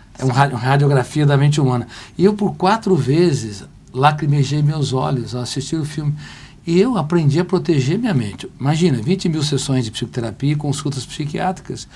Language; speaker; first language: Portuguese; native; Portuguese